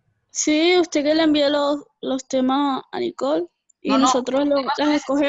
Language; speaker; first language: Spanish; native; Spanish